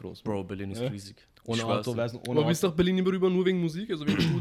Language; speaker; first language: German; native; German